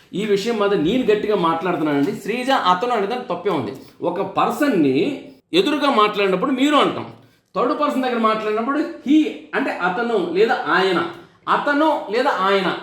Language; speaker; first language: Telugu; native; Telugu